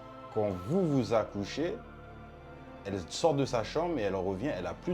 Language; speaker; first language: French; native; French